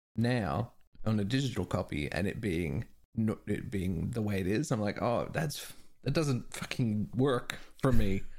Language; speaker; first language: English; native; English